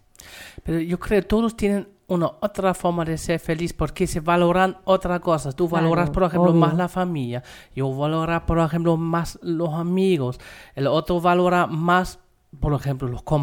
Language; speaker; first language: Spanish; non-native, fluent; German